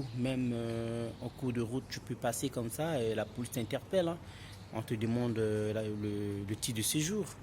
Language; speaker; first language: French; non-native, local second language; Lingala